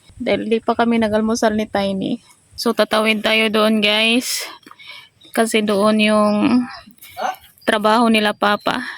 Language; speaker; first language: Filipino; non-native, local second language; Cebuano